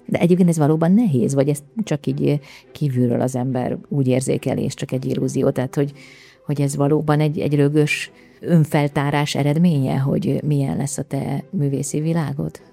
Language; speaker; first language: Hungarian; native; Hungarian